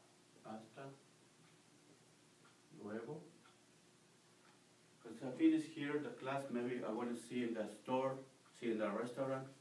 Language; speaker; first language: English; non-native, learner; Spanish